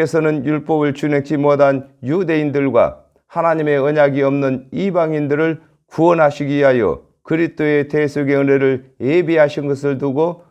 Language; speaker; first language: Korean; native; Korean